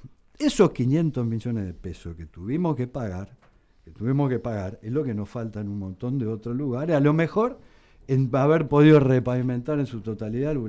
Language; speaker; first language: Spanish; native; Spanish